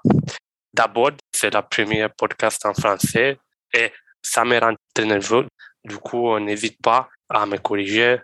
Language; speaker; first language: French; non-native, learner; Romanian